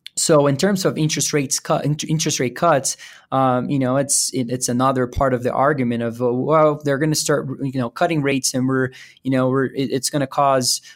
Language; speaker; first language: English; non-native, fluent; Portuguese